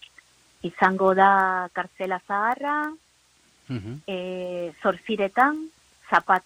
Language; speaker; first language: Basque; non-native, learner; Spanish